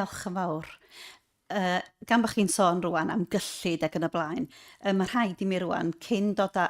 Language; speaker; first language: Welsh; native; Welsh